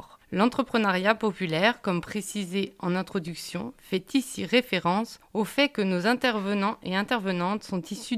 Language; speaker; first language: French; native; French